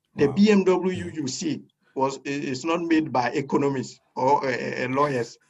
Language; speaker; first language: English; non-native, fluent; French